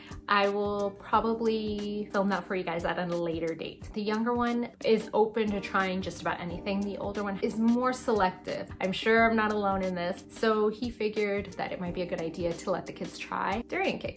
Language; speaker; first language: English; early bilingual, other home language; Cantonese